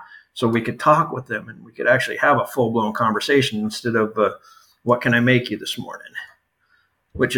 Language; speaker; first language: English; native; English